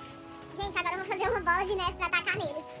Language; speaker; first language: Portuguese; native; Portuguese